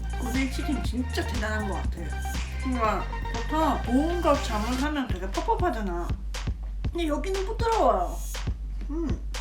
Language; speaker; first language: Korean; non-native, learner; Chinese